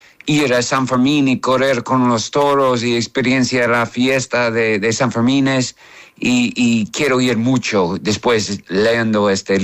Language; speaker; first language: Spanish; non-native, learner; English